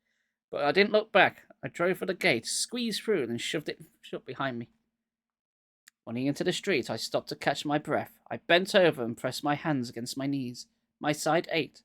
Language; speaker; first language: English; native; English